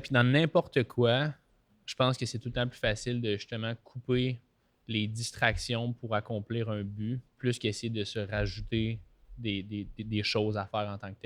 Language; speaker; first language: French; native; French